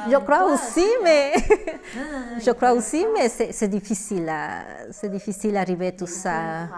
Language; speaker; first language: French; non-native, learner; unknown